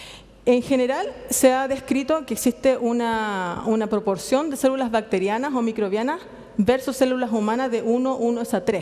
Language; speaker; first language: Spanish; native; Spanish